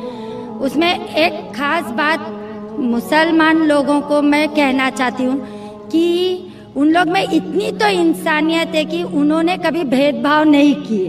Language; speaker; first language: Hindi; non-native, local second language; Marathi